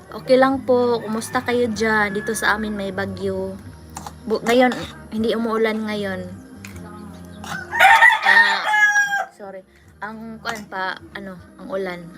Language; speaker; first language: Filipino; non-native, local second language; Cebuano